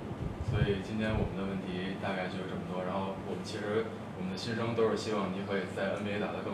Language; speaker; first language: Chinese; native; Chinese